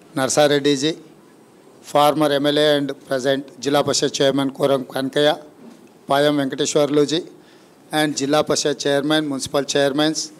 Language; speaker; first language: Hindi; non-native, local second language; Telugu